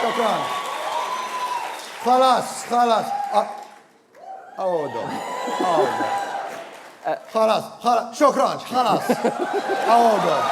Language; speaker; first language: Arabic; non-native, learner; English